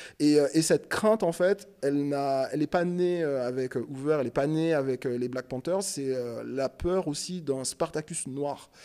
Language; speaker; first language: French; native; French